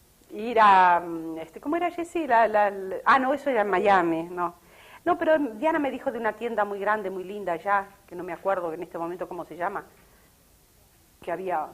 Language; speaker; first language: Spanish; native; Spanish